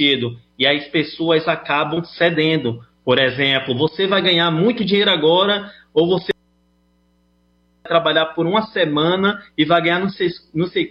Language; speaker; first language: Portuguese; native; Portuguese